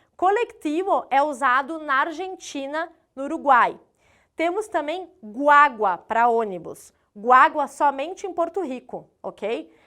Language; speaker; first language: Portuguese; native; Portuguese